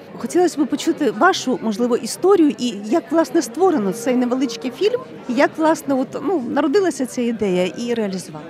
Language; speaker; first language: Ukrainian; native; Ukrainian